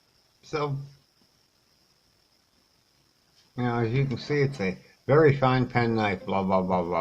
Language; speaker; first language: English; native; English